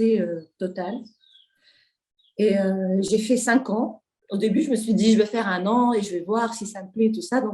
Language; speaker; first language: French; non-native, local second language; Arabic